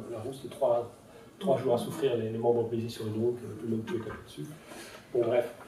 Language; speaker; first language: French; non-native, local second language; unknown